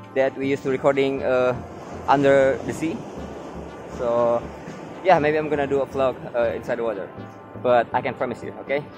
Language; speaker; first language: English; non-native, fluent; Indonesian